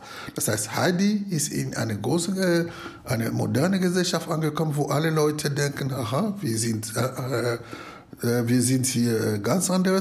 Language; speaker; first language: German; non-native, fluent; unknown